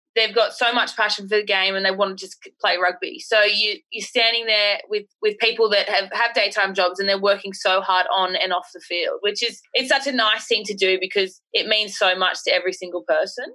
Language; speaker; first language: English; native; English